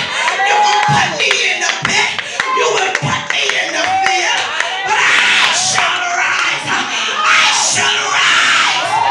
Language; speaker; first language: English; native; English